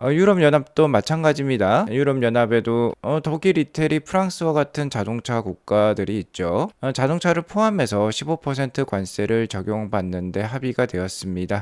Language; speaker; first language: Korean; native; Korean